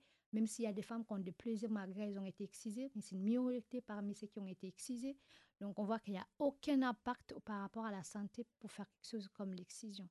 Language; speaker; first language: French; non-native, local second language; Fula